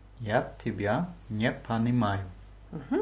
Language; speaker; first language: Russian; non-native, learner; German